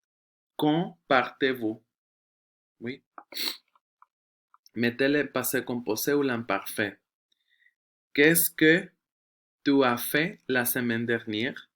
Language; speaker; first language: French; non-native, fluent; Spanish